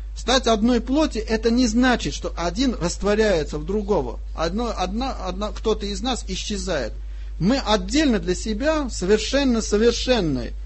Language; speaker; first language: Russian; non-native, fluent; Armenian